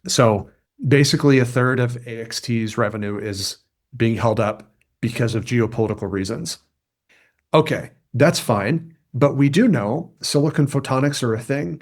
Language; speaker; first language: English; native; English